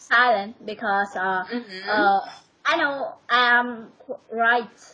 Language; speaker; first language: English; non-native, learner; Vietnamese